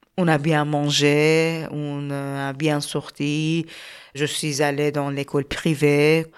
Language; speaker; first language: French; non-native, learner; Persian